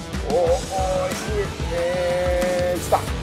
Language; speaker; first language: English; native; English